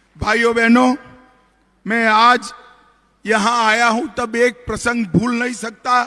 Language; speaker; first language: Hindi; non-native, local second language; Gujarati